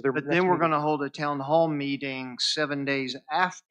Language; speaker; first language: English; native; English